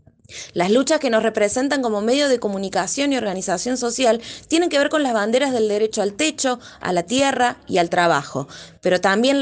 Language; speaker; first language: Spanish; native; Spanish